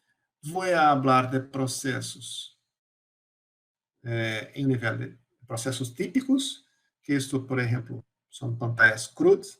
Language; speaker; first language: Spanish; non-native, fluent; Portuguese